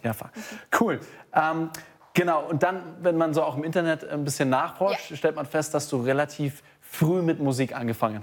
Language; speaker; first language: German; native; German